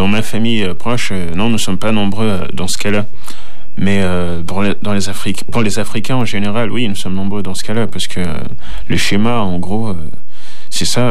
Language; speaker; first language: French; early bilingual, other home language; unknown